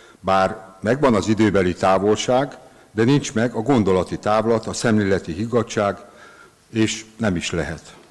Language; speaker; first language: Hungarian; native; Hungarian